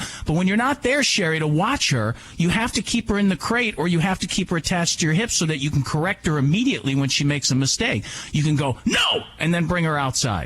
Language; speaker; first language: English; native; English